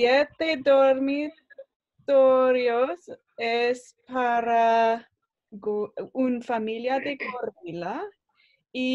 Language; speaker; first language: Spanish; non-native, learner; English